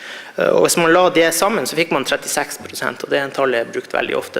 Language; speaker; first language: Norwegian; native; Norwegian